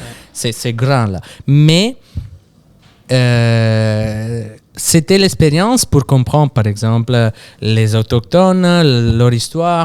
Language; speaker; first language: French; non-native, fluent; Italian